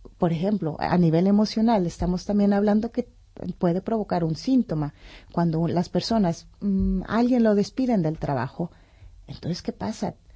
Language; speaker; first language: Spanish; native; Spanish